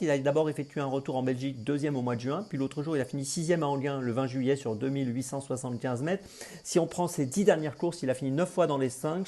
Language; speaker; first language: French; native; French